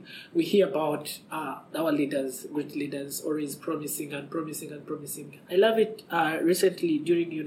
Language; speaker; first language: English; non-native, local second language; Ganda